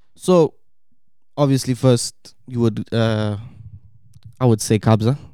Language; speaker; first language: English; native; English